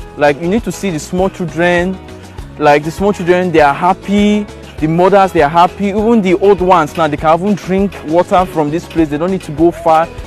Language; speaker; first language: Nigerian Pidgin; native; Nigerian Pidgin